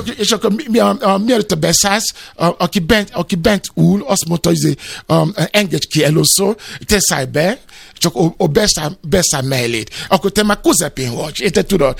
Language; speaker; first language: Hungarian; non-native, fluent; Yoruba